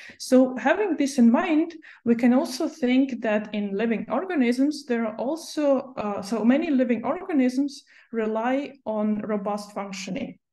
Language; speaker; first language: English; non-native, fluent; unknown